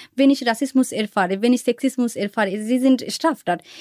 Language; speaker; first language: German; non-native, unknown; Bangla